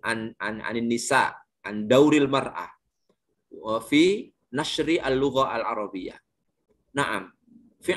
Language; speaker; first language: Arabic; non-native, fluent; Indonesian